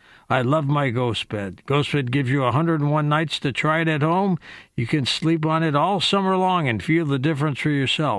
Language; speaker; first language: English; native; English